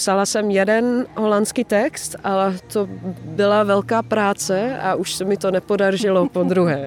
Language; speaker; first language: Czech; non-native, fluent; Dutch